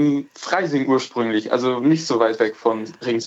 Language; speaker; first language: German; native; German